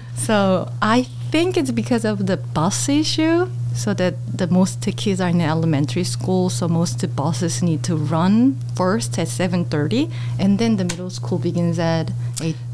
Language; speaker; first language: English; non-native, fluent; Korean